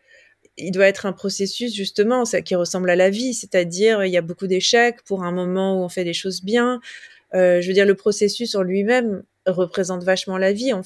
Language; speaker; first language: French; native; French